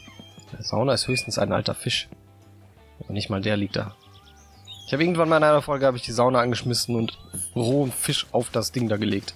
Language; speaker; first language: German; native; German